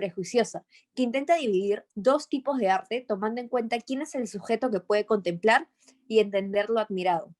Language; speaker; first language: Spanish; native; Spanish